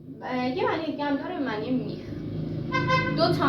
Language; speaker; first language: Persian; native; Persian